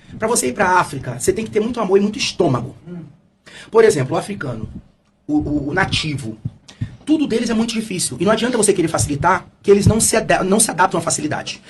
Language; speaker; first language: Portuguese; native; Portuguese